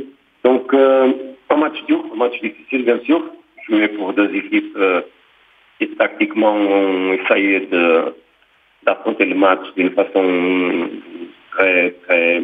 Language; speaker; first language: French; non-native, fluent; Portuguese